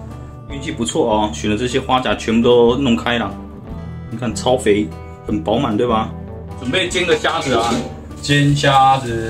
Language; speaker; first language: Chinese; native; Chinese